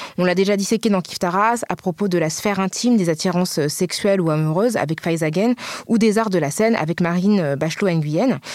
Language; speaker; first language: French; early bilingual, other home language; Wolof